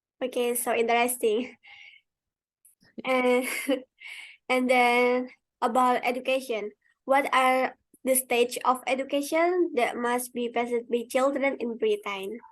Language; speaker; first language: English; non-native, learner; Indonesian